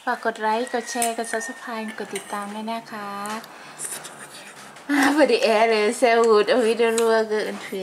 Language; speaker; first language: German; non-native, learner; Thai